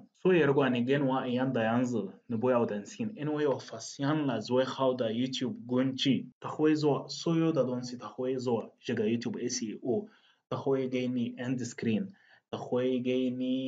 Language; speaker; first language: Chinese; non-native, fluent; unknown